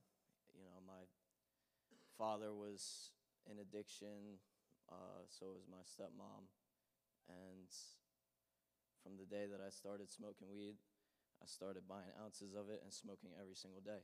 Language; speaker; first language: English; native; English